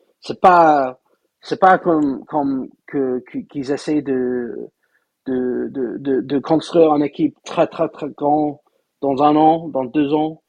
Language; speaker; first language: French; non-native, fluent; English